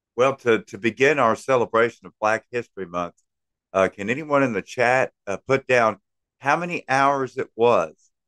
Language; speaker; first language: English; native; English